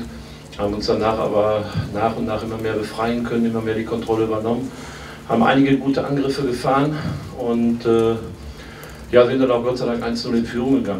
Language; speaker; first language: German; native; German